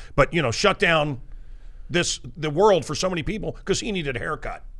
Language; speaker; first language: English; native; English